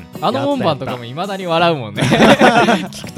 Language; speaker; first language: Japanese; native; Japanese